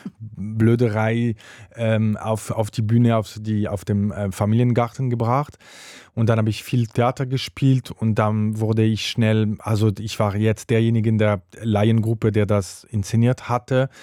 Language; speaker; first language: German; non-native, local second language; French